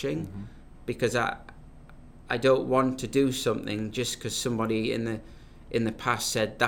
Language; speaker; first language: English; native; English